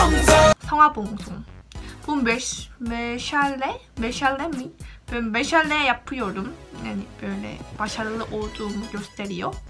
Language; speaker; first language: Turkish; non-native, fluent; Korean